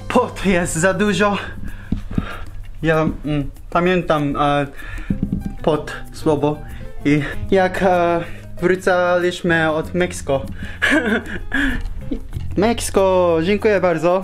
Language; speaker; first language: Polish; non-native, learner; Japanese